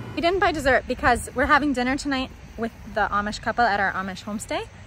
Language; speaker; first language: English; native; English